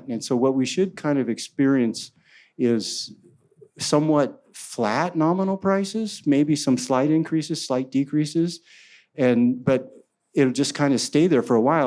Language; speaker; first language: English; native; English